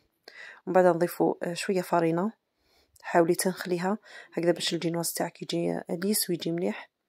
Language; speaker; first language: Arabic; native; Arabic